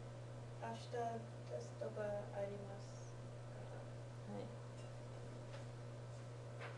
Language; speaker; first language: Japanese; non-native, learner; English